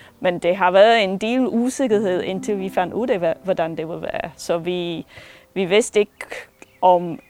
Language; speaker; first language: Danish; non-native, fluent; English